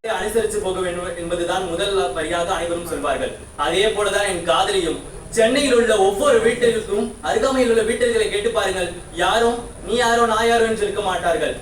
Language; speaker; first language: Tamil; native; Tamil